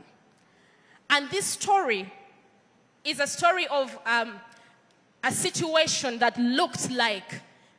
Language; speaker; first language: English; non-native, local second language; Ganda